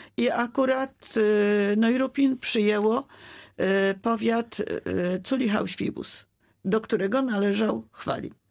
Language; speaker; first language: Polish; native; Polish